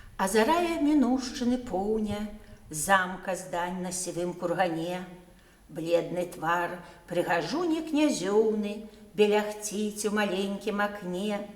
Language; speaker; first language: Belarusian; native; Belarusian